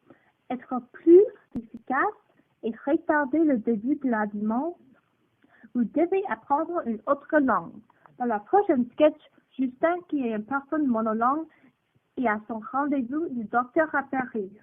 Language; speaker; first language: French; non-native, learner; English